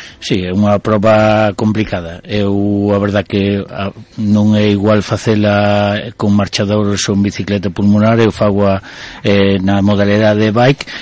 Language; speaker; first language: Galician; non-native, local second language; Spanish